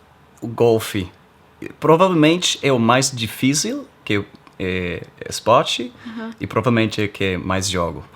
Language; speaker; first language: Portuguese; non-native, learner; English